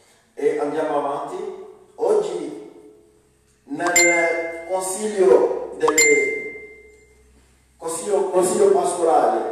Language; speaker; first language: Italian; non-native, fluent; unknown